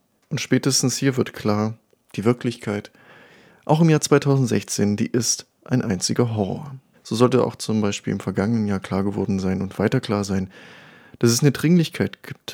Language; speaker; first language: German; native; German